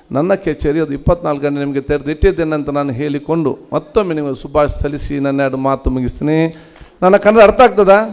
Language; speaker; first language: Kannada; non-native, local second language; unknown